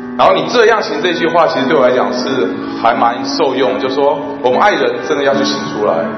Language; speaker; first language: Chinese; native; Chinese